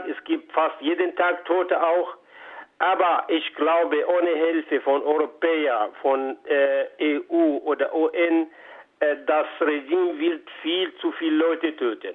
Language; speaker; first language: German; non-native, fluent; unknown